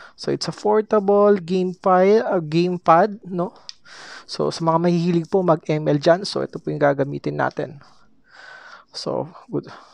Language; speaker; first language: Filipino; native; Filipino